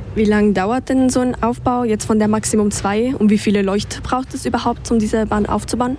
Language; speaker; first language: German; native; German